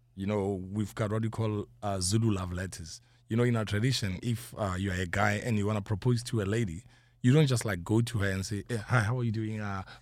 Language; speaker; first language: English; non-native, local second language; Zulu